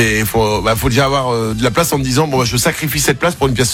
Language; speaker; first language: French; native; French